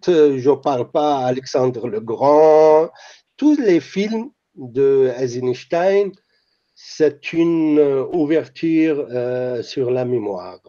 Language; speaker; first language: French; non-native, fluent; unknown